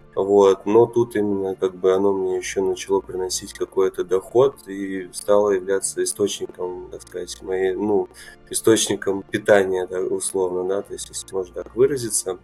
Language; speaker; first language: Russian; early bilingual, other home language; Romanian